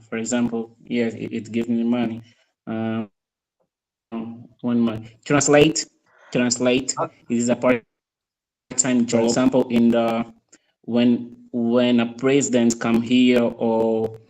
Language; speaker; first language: English; non-native, fluent; Portuguese